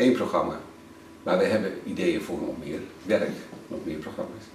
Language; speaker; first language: Dutch; native; Dutch